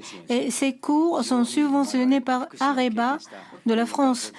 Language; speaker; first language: French; non-native, fluent; Japanese